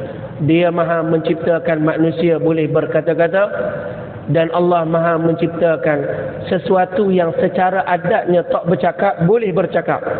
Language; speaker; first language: Malay; native; Malay